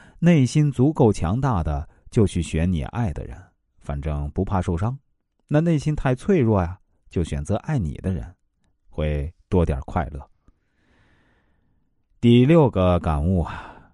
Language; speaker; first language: Chinese; native; Chinese